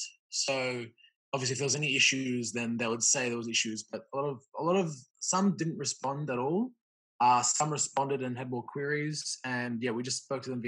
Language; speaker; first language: English; native; English